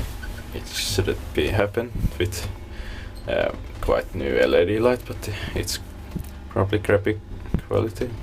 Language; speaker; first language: English; non-native, fluent; Finnish